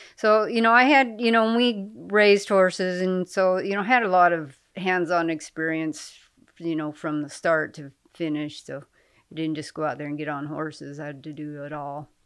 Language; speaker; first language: English; native; English